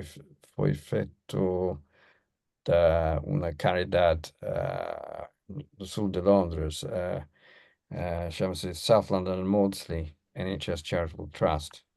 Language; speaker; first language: Portuguese; non-native, learner; English